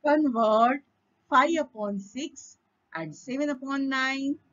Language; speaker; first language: English; non-native, local second language; Marathi